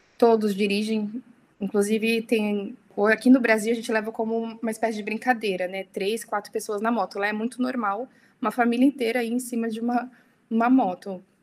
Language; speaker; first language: Portuguese; early bilingual, heritage; Portuguese